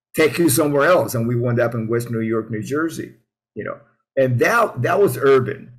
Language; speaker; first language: English; early bilingual, other home language; Spanish